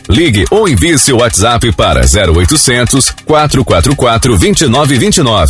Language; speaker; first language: Portuguese; native; Portuguese